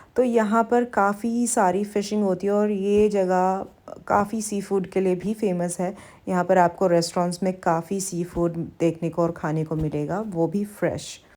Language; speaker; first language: Hindi; native; Hindi